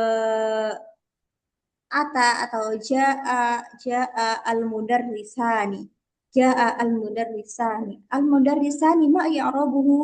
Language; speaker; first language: Arabic; non-native, fluent; Indonesian